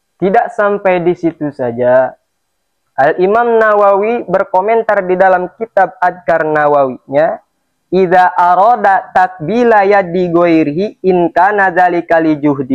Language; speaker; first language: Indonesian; native; Indonesian